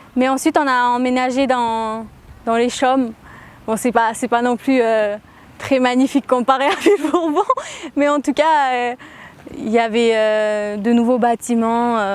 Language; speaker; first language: French; early bilingual, other home language; Armenian